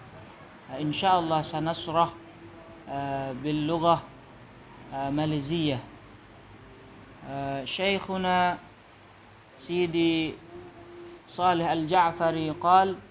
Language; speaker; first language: Arabic; non-native, fluent; Malay